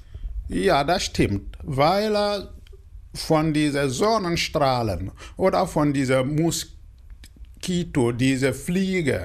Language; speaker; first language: German; non-native, learner; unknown